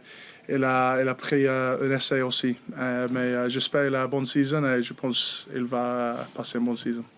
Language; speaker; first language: French; non-native, learner; English